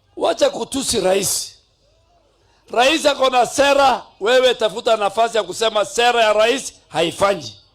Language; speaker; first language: Swahili; non-native, local second language; Somali